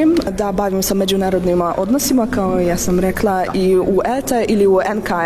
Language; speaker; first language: Serbian; non-native, learner; Hungarian